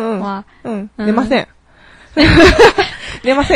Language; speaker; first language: Japanese; native; Japanese